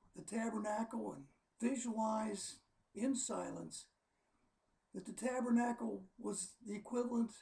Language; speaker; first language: English; native; English